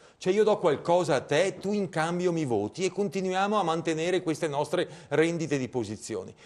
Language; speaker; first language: Italian; native; Italian